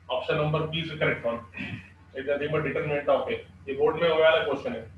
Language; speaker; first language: Hindi; non-native, local second language; Marathi